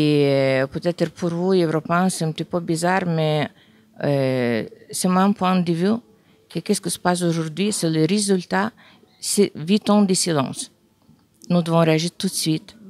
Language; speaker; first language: French; non-native, fluent; Ukrainian